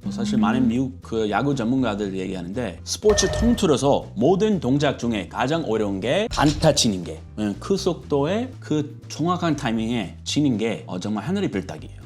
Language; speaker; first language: Korean; non-native, fluent; English